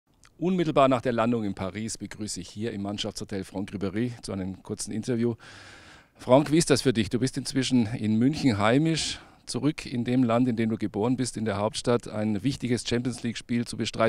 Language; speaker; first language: German; native; German